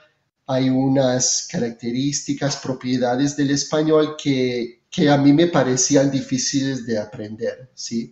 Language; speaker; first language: Spanish; non-native, fluent; French